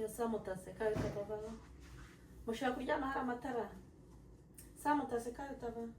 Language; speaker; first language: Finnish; non-native, learner; Kinyarwanda